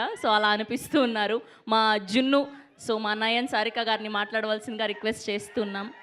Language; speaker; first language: Telugu; native; Telugu